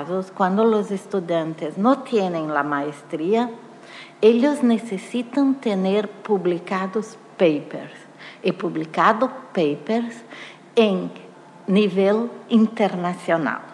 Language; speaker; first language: Spanish; non-native, fluent; Portuguese